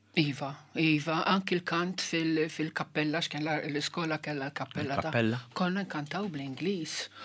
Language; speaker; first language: Maltese; non-native, local second language; Italian